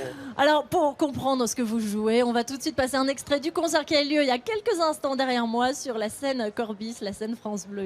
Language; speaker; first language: French; native; French